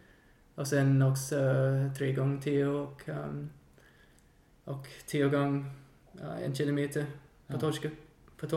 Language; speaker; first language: Swedish; non-native, fluent; English